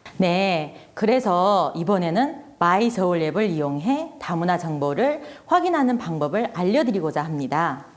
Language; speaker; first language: Korean; non-native, fluent; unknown